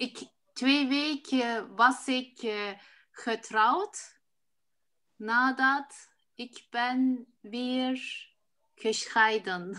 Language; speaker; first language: Dutch; non-native, learner; Turkish